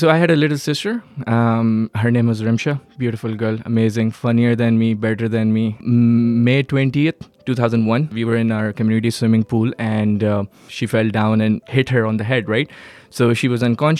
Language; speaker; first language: English; non-native, local second language; Urdu